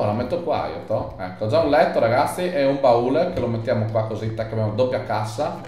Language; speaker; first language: Italian; native; Italian